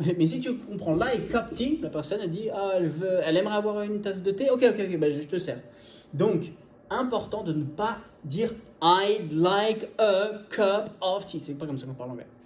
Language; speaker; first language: French; native; French